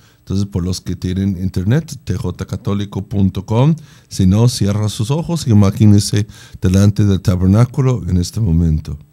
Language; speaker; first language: Spanish; non-native, fluent; English